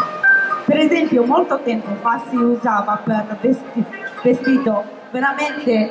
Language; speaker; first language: Italian; non-native, fluent; Japanese